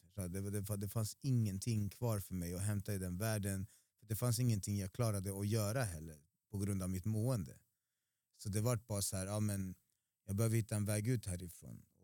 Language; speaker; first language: Swedish; early bilingual, other home language; Spanish